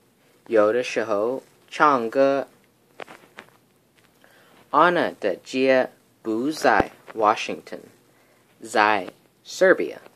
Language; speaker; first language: Chinese; non-native, learner; English